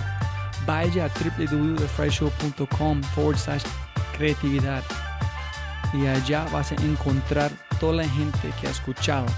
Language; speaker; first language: Spanish; non-native, fluent; English